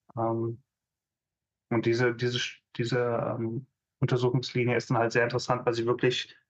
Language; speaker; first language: German; native; German